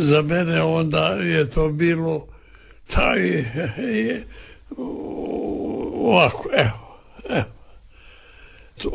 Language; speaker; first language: Serbian; native; Serbian